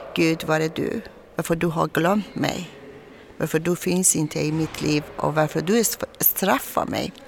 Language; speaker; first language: Swedish; non-native, fluent; Persian